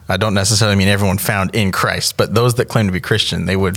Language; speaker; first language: English; native; English